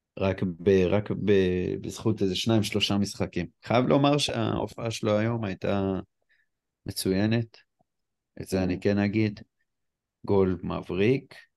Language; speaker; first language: Hebrew; native; Hebrew